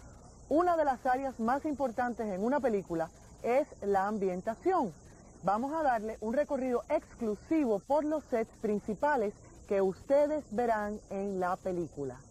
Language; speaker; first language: Spanish; native; Spanish